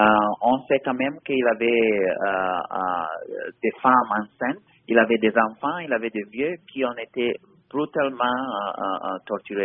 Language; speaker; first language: French; non-native, fluent; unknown